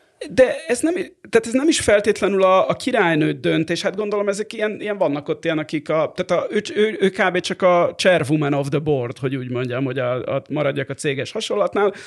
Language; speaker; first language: Hungarian; native; Hungarian